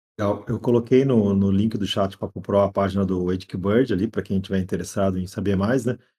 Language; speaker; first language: Portuguese; native; Portuguese